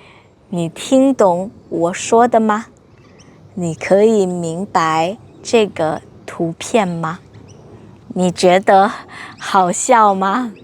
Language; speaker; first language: Chinese; non-native, fluent; English